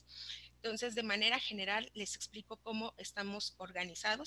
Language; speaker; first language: Spanish; native; Spanish